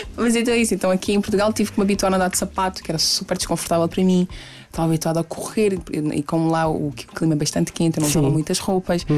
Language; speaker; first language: Portuguese; early bilingual, other home language; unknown